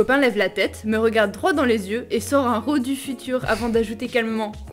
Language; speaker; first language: French; native; French